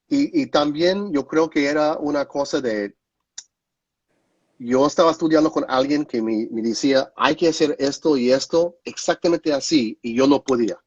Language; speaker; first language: Spanish; non-native, fluent; English